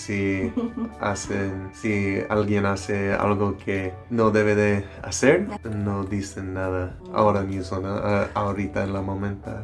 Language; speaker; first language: Spanish; non-native, learner; English